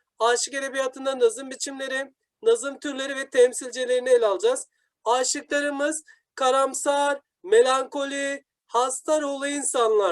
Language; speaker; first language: Turkish; native; Turkish